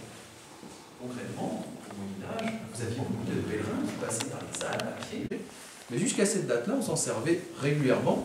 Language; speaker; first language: French; native; French